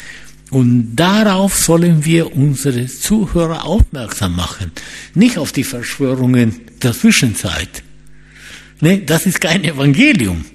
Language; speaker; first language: German; non-native, fluent; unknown